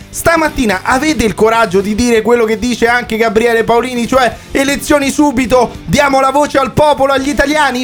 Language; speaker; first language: Italian; native; Italian